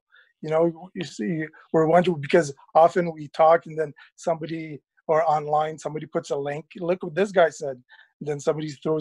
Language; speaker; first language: English; native; English